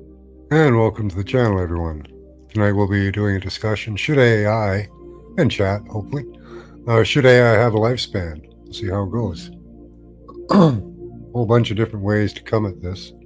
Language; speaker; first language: English; native; English